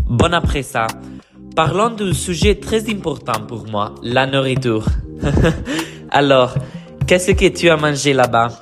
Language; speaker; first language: French; non-native, learner; Italian